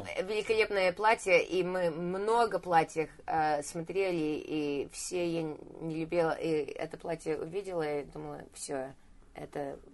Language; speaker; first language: Russian; early bilingual, heritage; Russian